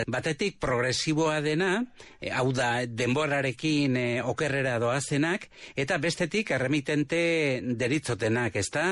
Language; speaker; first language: Basque; native; Basque